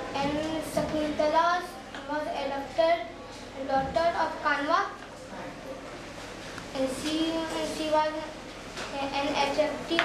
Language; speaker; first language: English; non-native, learner; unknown